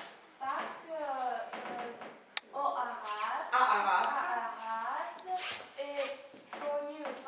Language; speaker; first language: French; non-native, learner; Ukrainian